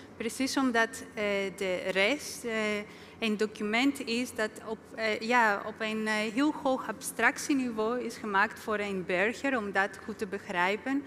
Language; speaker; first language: Dutch; non-native, fluent; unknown